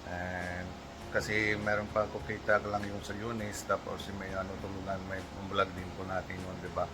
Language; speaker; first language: Filipino; non-native, local second language; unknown